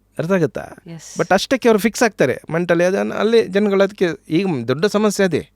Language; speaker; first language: Kannada; native; Kannada